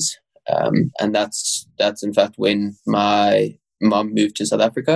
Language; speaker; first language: English; native; English